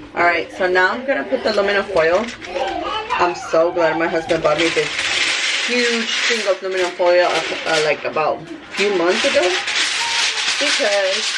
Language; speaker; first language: English; early bilingual, other home language; Spanish